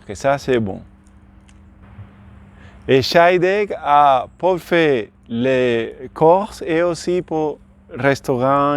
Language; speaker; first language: French; non-native, fluent; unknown